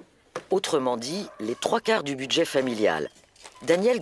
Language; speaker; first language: French; native; French